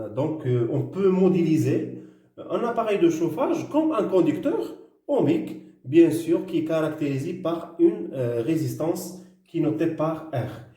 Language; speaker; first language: French; non-native, local second language; Arabic